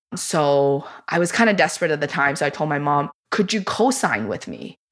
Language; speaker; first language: English; early bilingual, other home language; Chinese